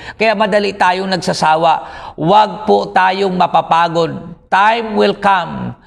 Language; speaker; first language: Filipino; native; Filipino